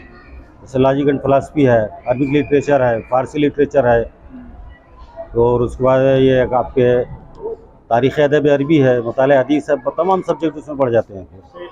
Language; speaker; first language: Hindi; native; Hindi